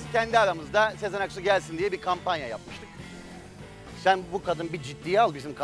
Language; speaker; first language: Turkish; native; Turkish